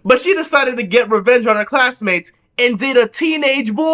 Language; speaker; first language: English; native; English